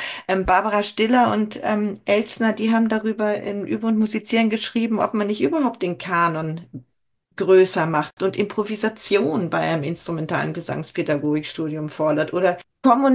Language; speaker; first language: German; native; German